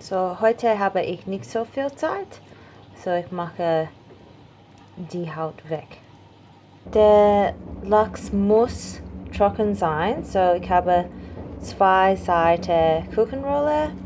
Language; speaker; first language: German; non-native, learner; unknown